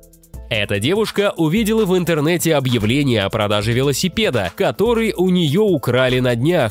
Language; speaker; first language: Russian; native; Russian